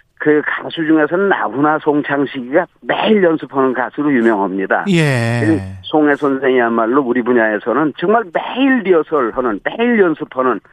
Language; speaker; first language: Korean; native; Korean